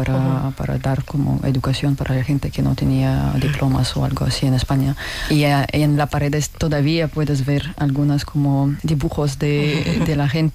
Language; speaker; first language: Spanish; non-native, learner; Russian